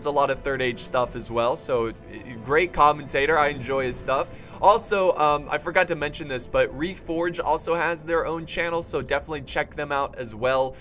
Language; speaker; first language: English; native; English